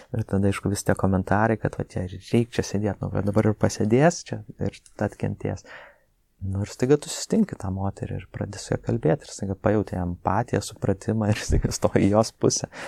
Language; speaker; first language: Lithuanian; native; Lithuanian